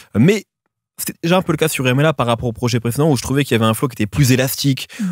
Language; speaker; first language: French; native; French